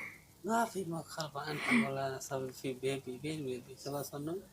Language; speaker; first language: Arabic; non-native, learner; Oromo